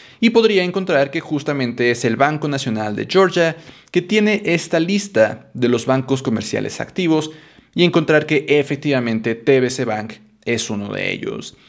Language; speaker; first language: Spanish; native; Spanish